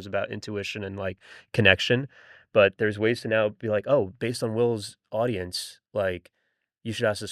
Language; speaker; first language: English; native; English